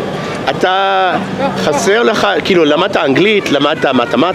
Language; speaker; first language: Hebrew; non-native, fluent; English